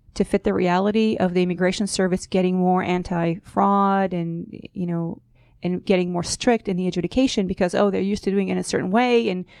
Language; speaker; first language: English; non-native, fluent; Hebrew